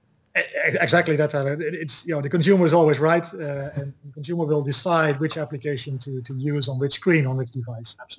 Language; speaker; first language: English; non-native, fluent; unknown